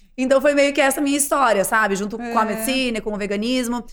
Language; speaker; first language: Portuguese; native; Portuguese